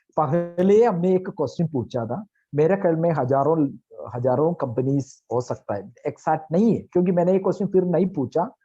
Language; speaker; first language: Hindi; non-native, local second language; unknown